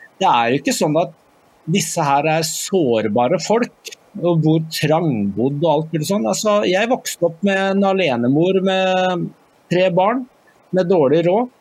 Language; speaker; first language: Norwegian; native; Norwegian